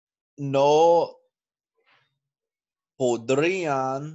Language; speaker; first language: Spanish; non-native, learner; English